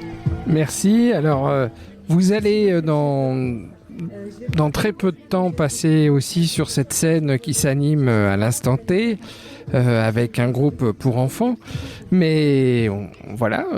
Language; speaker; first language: French; native; French